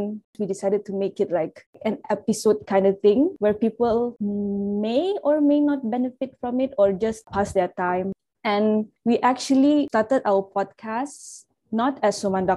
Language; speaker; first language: English; non-native, local second language; Malay